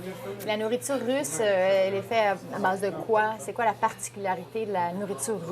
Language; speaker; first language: French; native; French